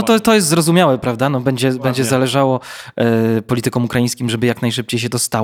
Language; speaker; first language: Polish; native; Polish